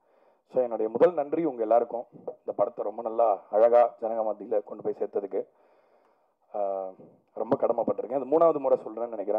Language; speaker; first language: Tamil; native; Tamil